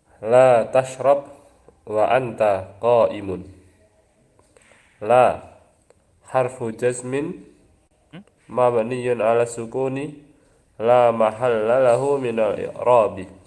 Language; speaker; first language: Arabic; non-native, learner; Indonesian